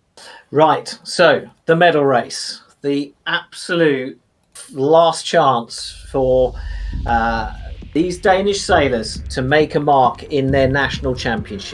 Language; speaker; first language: English; native; English